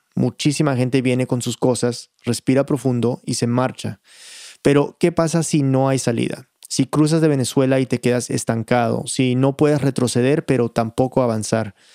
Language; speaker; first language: Spanish; early bilingual, heritage; Spanish